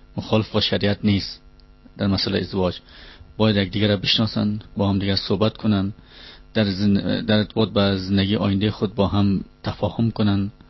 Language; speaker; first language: Persian; native; Persian